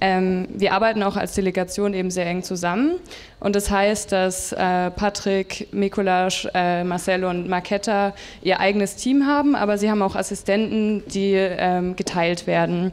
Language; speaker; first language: German; native; German